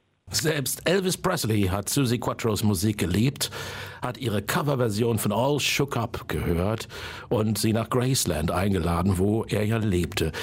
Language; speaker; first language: German; native; German